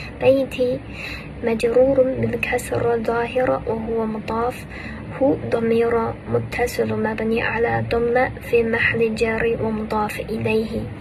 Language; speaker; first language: Arabic; non-native, learner; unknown